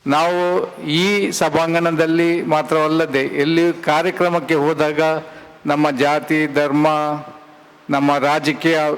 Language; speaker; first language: Kannada; non-native, local second language; Konkani